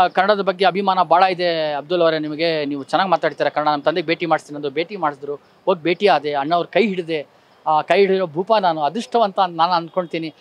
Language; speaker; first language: Kannada; non-native, local second language; Urdu